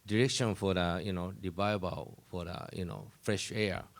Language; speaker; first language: English; non-native, learner; Japanese